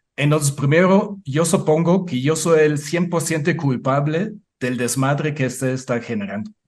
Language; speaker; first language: Spanish; non-native, fluent; German